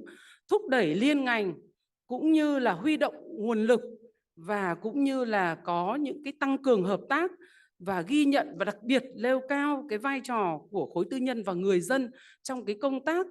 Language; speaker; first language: Vietnamese; native; Vietnamese